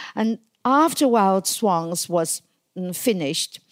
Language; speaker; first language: English; non-native, fluent; Chinese